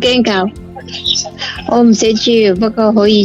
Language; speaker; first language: Cantonese; non-native, fluent; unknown